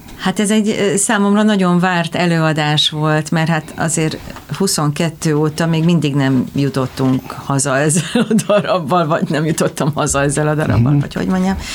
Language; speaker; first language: Hungarian; native; Hungarian